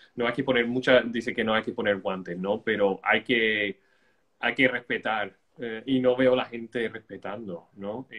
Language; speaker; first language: Spanish; non-native, fluent; English